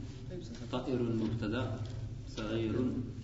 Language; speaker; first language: Arabic; non-native, learner; French